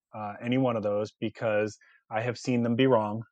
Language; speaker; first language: English; native; English